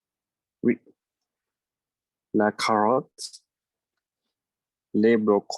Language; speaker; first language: French; non-native, learner; Spanish